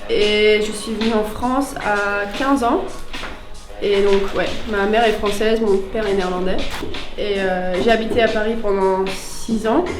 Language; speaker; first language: French; early bilingual, heritage; Dutch